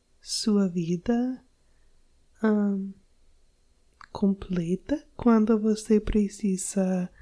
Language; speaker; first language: Portuguese; non-native, learner; English